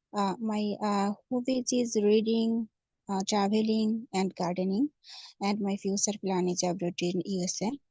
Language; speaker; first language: English; non-native, learner; Bangla